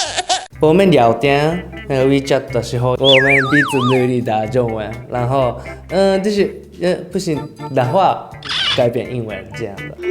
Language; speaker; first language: Chinese; non-native, learner; Japanese